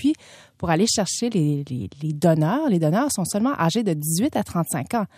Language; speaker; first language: French; early bilingual, other home language; Vietnamese